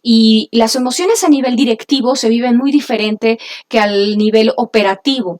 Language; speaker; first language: Spanish; native; Spanish